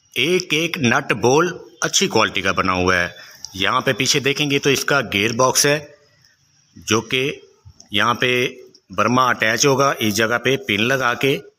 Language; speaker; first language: Urdu; non-native, local second language; Saraiki